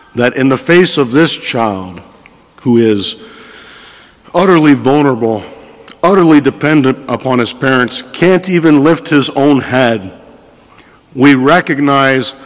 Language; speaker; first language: English; native; English